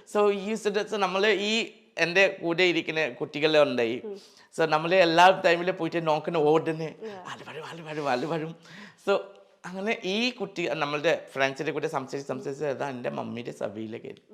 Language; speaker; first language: Malayalam; non-native, local second language; Assamese